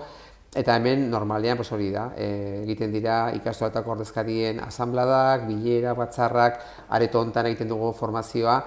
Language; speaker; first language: Basque; non-native, local second language; Spanish